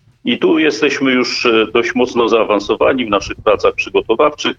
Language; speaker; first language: Polish; native; Polish